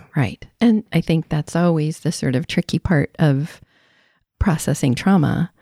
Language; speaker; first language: English; native; English